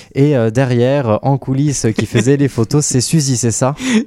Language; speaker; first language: French; native; French